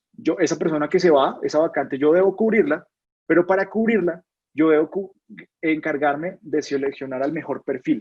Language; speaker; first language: Spanish; native; Spanish